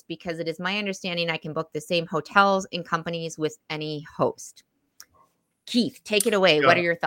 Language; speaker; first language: English; native; English